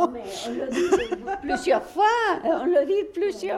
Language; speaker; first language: French; non-native, fluent; Spanish